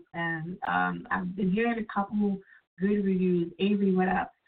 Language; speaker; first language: English; native; English